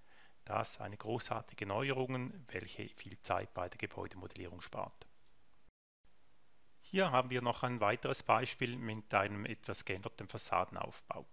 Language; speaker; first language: German; native; German